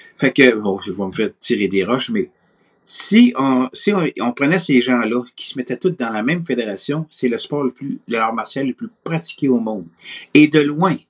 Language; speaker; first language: French; native; French